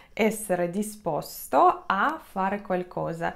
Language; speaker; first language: Italian; non-native, fluent; Russian